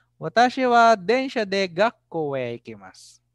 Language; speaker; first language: Japanese; non-native, fluent; Filipino